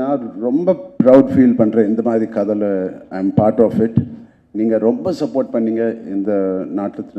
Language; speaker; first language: Tamil; non-native, local second language; Telugu